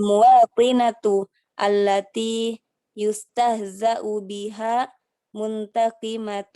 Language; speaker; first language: Arabic; non-native, learner; Indonesian